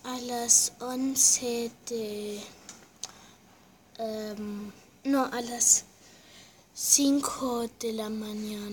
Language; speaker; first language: Spanish; early bilingual, heritage; Spanish